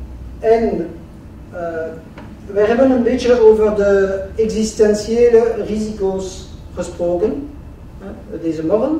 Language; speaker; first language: Dutch; non-native, local second language; French